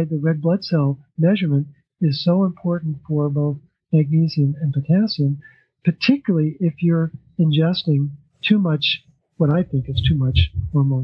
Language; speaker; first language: English; native; English